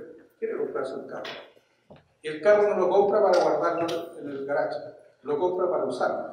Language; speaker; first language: Spanish; native; Spanish